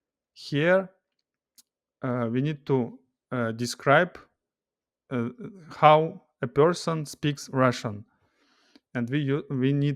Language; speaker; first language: English; non-native, fluent; Russian